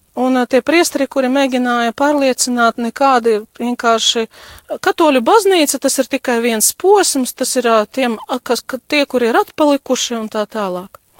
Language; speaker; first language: Latvian; non-native, local second language; Russian